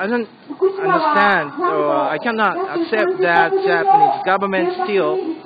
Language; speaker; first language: English; non-native, learner; Japanese